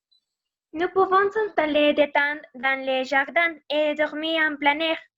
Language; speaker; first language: French; non-native, learner; Spanish